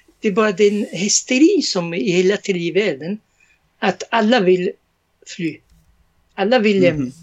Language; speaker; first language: Swedish; non-native, fluent; Arabic